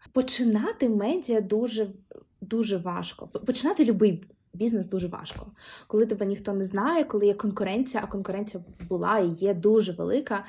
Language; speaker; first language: Ukrainian; non-native, local second language; Russian